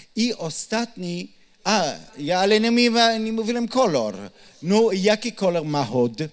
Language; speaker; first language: Polish; non-native, learner; Hebrew